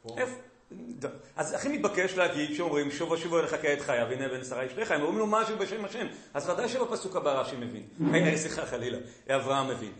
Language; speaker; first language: Hebrew; native; Hebrew